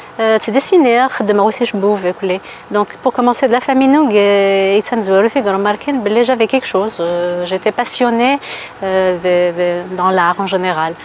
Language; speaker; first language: French; non-native, local second language; Kabyle